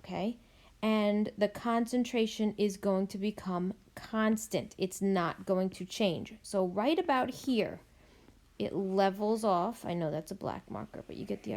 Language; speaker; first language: English; native; English